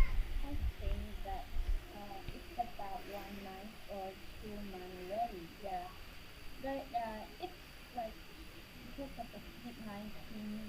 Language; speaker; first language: English; non-native, learner; Vietnamese